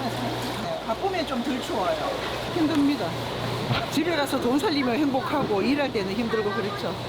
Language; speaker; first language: Korean; non-native, learner; Chinese